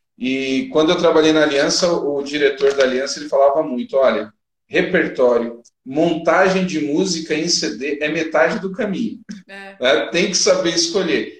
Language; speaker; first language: Portuguese; native; Portuguese